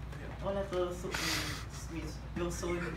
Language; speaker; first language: Spanish; non-native, learner; English